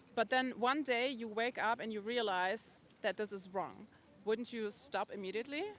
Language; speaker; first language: English; non-native, fluent; German